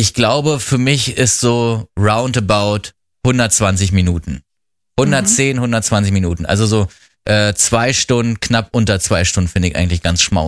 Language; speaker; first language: German; native; German